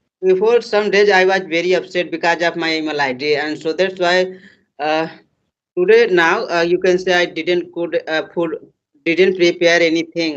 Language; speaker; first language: English; non-native, learner; Hindi